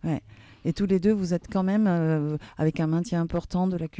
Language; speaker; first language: French; native; French